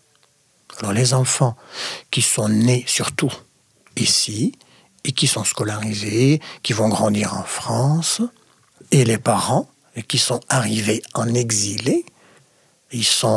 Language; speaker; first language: French; non-native, fluent; Arabic